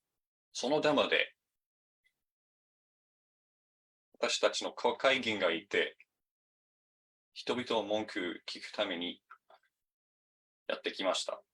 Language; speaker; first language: Japanese; non-native, fluent; English